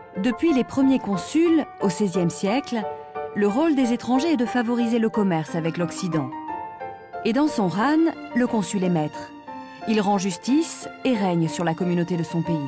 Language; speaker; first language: French; native; French